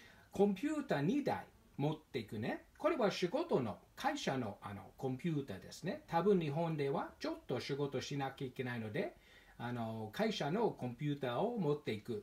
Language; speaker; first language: Japanese; non-native, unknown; English